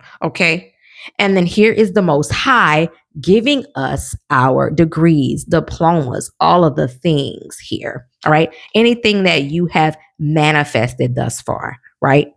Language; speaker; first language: English; native; English